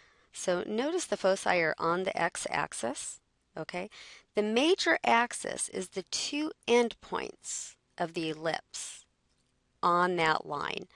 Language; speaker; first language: English; native; English